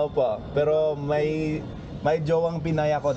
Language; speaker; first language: Filipino; non-native, fluent; English